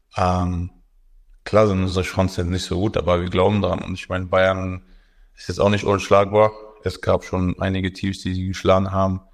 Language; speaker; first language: German; native; German